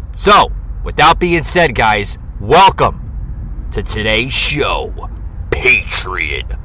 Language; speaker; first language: English; native; English